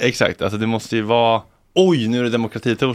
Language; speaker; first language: Swedish; native; Swedish